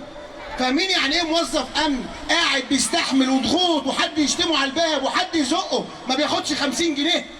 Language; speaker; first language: Arabic; native; Arabic